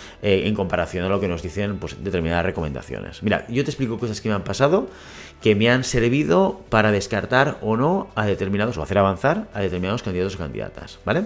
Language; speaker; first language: Spanish; native; Spanish